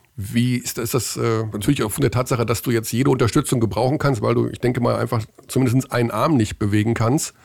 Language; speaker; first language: German; native; German